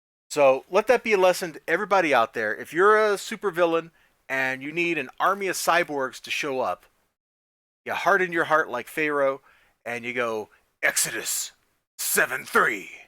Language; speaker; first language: English; native; English